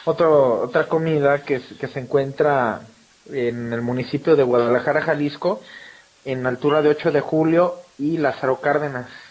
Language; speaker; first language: Spanish; native; Spanish